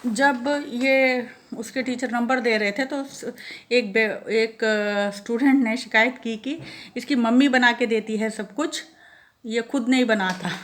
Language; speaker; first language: Hindi; non-native, local second language; Kannada